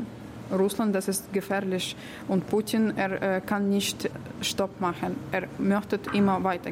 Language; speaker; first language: German; non-native, learner; Ukrainian